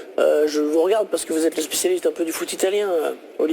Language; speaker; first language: French; native; French